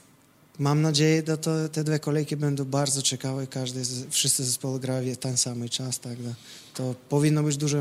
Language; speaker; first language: Polish; non-native, fluent; Russian